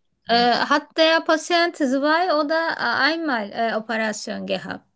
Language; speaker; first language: German; non-native, learner; Turkish